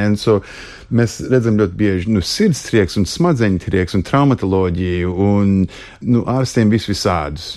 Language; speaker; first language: Latvian; early bilingual, heritage; Latvian